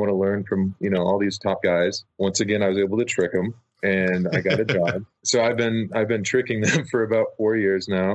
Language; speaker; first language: English; native; English